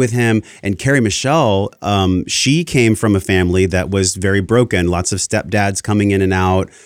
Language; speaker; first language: English; early bilingual, other home language; Italian